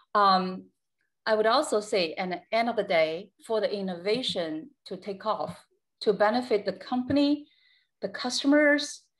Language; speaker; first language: English; non-native, fluent; Chinese